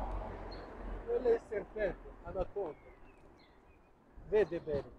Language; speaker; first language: Italian; non-native, learner; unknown